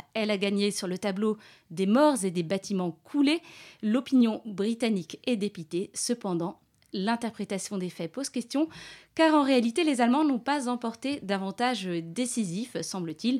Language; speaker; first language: French; native; French